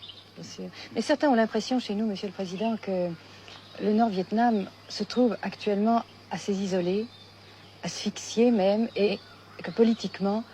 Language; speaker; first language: French; native; French